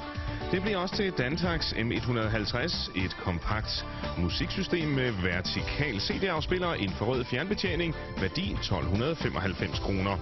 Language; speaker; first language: Danish; native; Danish